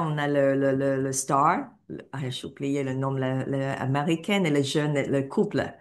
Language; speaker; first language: French; non-native, fluent; Cantonese